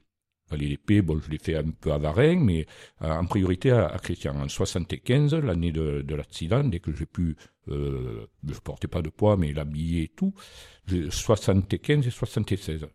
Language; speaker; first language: French; native; French